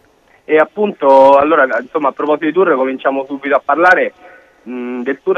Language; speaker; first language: Italian; native; Italian